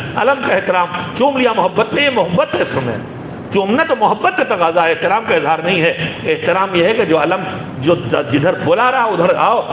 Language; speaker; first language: Urdu; native; Urdu